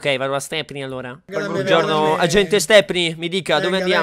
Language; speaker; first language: Italian; native; Italian